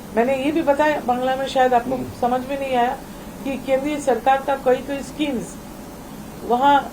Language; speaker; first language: Hindi; non-native, local second language; Bangla